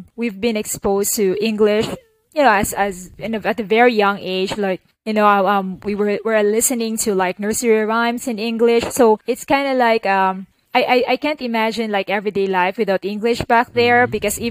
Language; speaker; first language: English; non-native, local second language; Cebuano